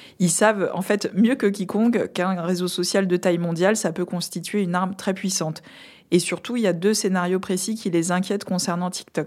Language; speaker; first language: French; native; French